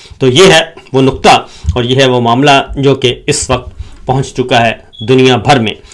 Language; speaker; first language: Urdu; native; Urdu